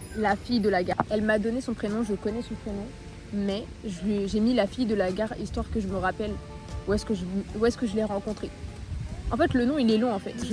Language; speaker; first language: French; native; French